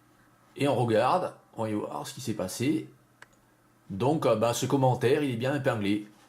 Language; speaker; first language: French; native; French